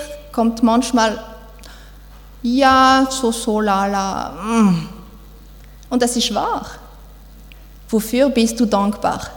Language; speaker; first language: German; non-native, fluent; French